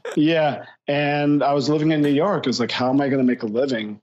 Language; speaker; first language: English; native; English